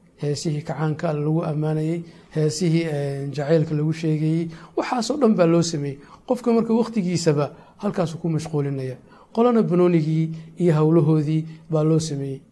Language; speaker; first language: Somali; native; Somali